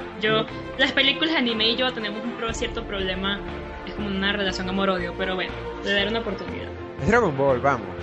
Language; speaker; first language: Spanish; native; Spanish